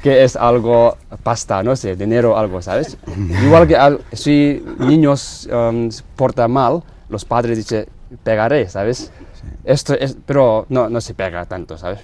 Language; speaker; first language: Spanish; non-native, learner; Tibetan